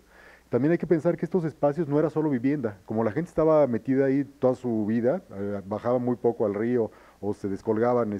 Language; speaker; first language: Spanish; native; Spanish